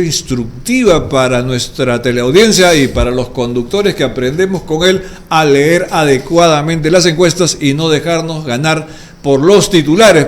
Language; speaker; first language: Spanish; native; Spanish